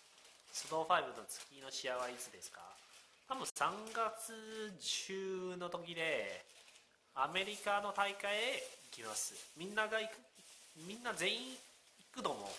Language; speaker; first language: Japanese; non-native, learner; Chinese